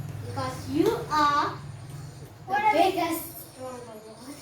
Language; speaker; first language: English; non-native, learner; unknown